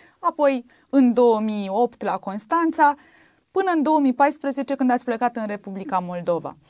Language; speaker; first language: Romanian; native; Romanian